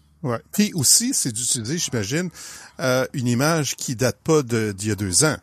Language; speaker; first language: French; native; French